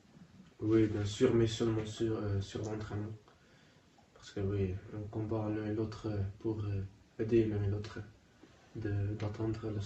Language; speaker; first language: French; non-native, learner; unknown